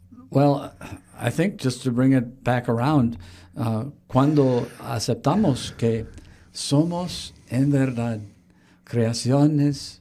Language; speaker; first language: Spanish; non-native, fluent; English